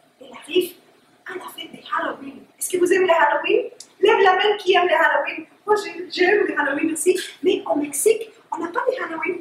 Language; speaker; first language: French; non-native, fluent; Spanish